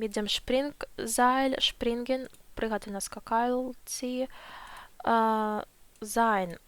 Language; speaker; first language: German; non-native, fluent; Ukrainian